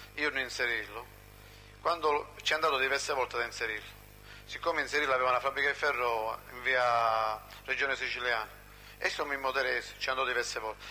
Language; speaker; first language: Italian; non-native, local second language; Sicilian